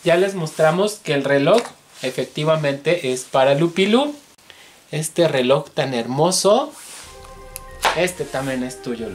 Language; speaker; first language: Spanish; native; Spanish